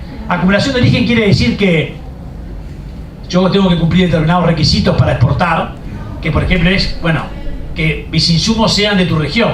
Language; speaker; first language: Spanish; native; Spanish